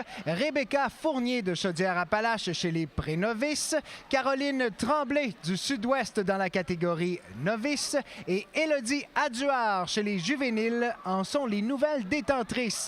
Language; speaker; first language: French; native; French